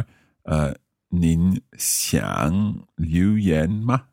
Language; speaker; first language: Chinese; non-native, learner; English